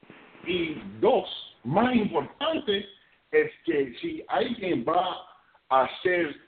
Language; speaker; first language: Spanish; non-native, fluent; English